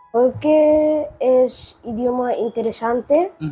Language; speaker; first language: Spanish; non-native, learner; Hindi